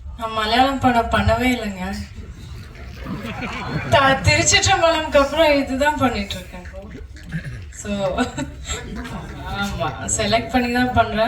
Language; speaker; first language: Tamil; non-native, local second language; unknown